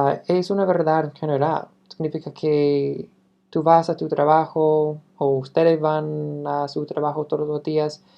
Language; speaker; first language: Spanish; non-native, fluent; English